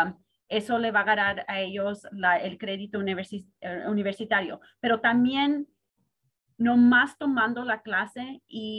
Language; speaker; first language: Spanish; early bilingual, heritage; Spanish